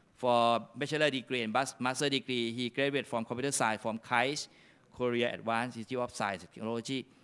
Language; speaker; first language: English; non-native, fluent; Thai